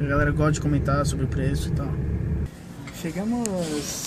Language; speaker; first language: Portuguese; native; Portuguese